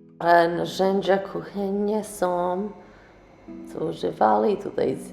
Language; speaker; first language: Polish; early bilingual, heritage; English